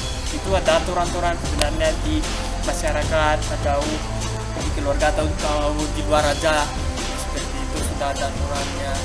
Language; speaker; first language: Indonesian; non-native, learner; Malagasy